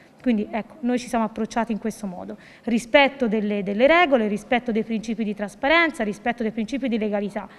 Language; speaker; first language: Italian; native; Italian